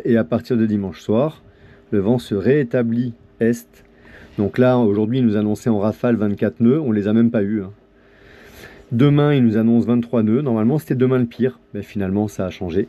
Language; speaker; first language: French; native; French